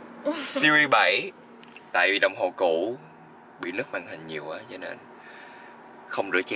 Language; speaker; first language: Vietnamese; early bilingual, heritage; Vietnamese